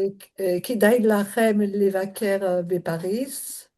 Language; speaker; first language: Hebrew; non-native, learner; French